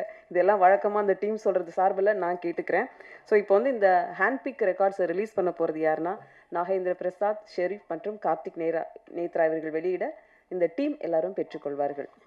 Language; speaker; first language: Tamil; native; Tamil